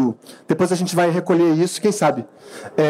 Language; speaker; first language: Portuguese; native; Portuguese